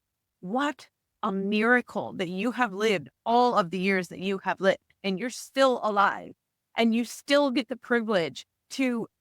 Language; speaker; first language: English; native; English